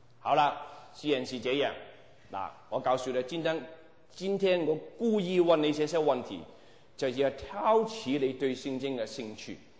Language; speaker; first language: Chinese; non-native, local second language; Cantonese